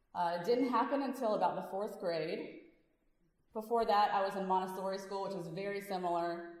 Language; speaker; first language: English; early bilingual, other home language; Hindi